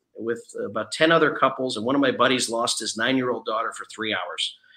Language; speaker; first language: English; native; English